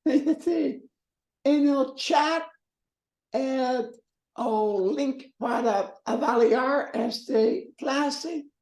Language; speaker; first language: Portuguese; non-native, learner; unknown